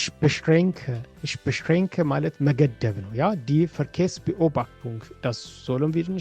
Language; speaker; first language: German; non-native, fluent; Amharic